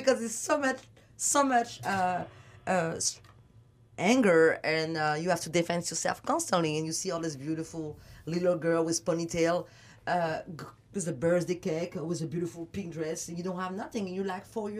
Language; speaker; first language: English; non-native, learner; French